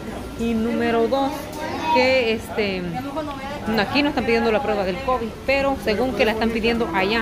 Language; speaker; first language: Spanish; native; Spanish